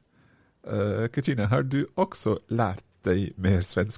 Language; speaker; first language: Swedish; non-native, learner; English